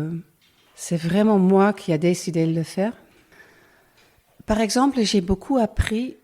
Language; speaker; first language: French; non-native, learner; Dutch